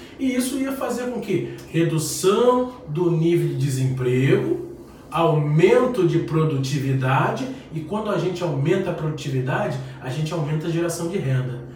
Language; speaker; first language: Portuguese; native; Portuguese